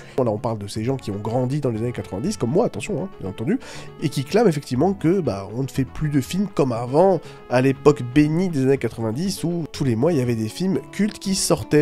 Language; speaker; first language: French; native; French